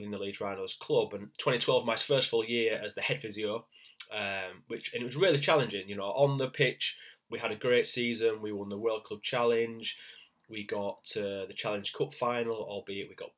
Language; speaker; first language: English; native; English